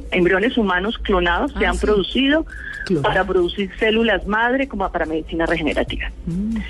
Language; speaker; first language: Spanish; native; Spanish